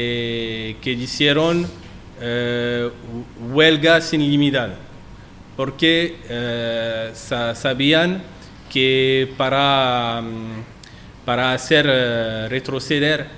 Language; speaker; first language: Spanish; non-native, learner; French